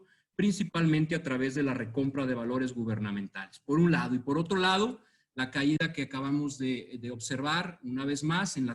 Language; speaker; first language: Spanish; native; Spanish